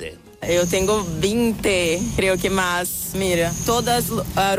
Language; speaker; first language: Spanish; non-native, fluent; Portuguese